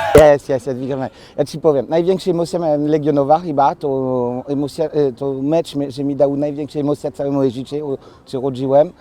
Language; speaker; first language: Polish; non-native, learner; French